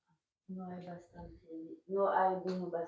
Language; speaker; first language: Spanish; non-native, learner; French